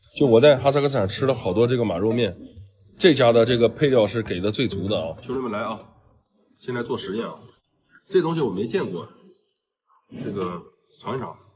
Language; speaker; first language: Chinese; native; Chinese